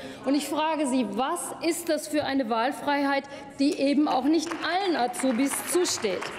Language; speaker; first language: German; native; German